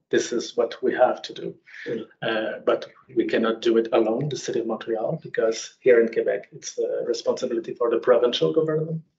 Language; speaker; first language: English; non-native, fluent; French